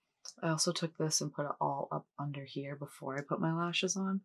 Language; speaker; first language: English; native; English